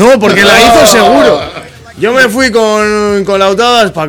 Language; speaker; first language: Spanish; native; Spanish